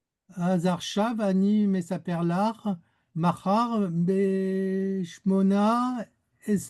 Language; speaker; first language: Hebrew; non-native, learner; French